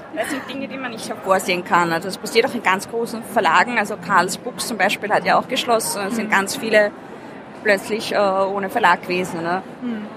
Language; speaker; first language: German; native; German